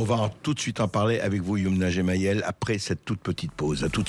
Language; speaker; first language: French; native; French